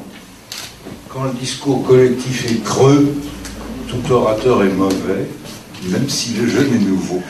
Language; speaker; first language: French; native; French